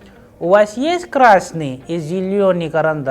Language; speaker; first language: Russian; non-native, fluent; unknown